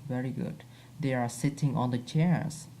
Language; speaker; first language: English; non-native, fluent; Vietnamese